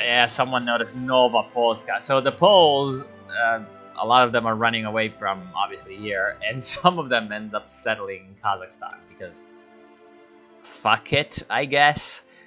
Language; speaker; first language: English; native; English